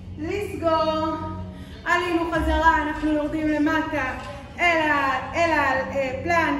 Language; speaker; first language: Hebrew; native; Hebrew